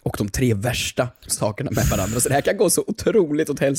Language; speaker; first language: Swedish; native; Swedish